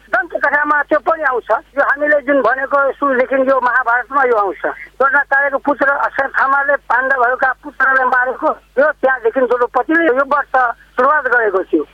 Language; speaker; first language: Nepali; non-native, local second language; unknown